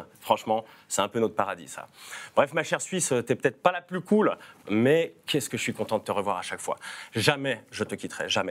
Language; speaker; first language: French; native; French